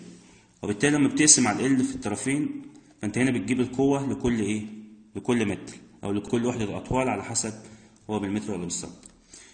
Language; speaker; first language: Arabic; native; Arabic